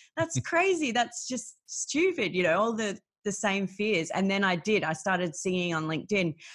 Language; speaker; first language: English; native; English